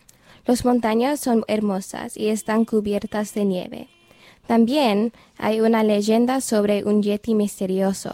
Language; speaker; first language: Spanish; non-native, learner; English